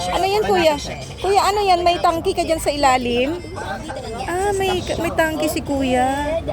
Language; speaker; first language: Filipino; non-native, local second language; Hiligaynon